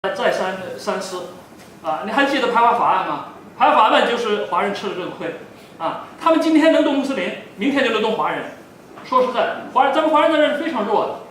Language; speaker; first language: Chinese; native; Chinese